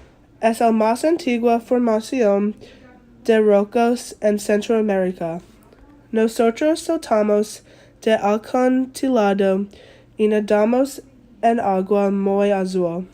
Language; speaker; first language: Spanish; non-native, learner; English